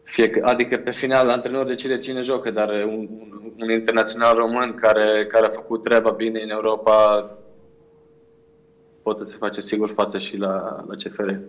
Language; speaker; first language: Romanian; non-native, fluent; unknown